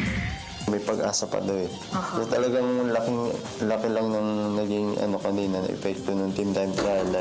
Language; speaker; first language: Filipino; native; Filipino